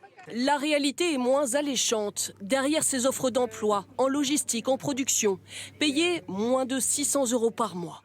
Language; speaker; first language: French; native; French